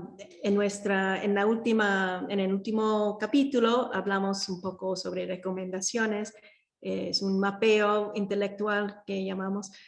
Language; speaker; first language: Spanish; early bilingual, heritage; Spanish